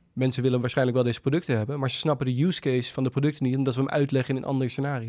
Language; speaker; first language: Dutch; native; Dutch